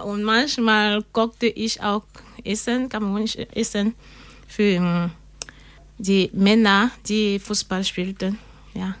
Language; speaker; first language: German; non-native, learner; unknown